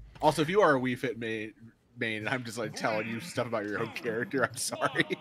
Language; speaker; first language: English; native; English